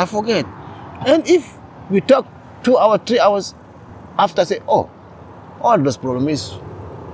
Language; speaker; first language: English; non-native, learner; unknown